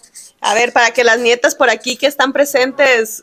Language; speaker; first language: Spanish; native; Spanish